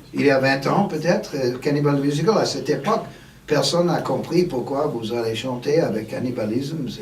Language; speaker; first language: French; non-native, fluent; English